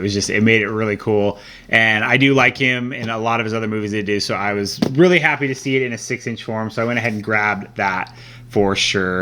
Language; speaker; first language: English; native; English